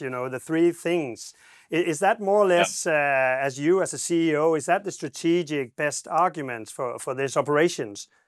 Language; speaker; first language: English; non-native, fluent; Danish